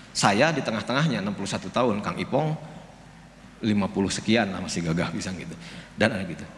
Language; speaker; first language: Indonesian; non-native, local second language; Sundanese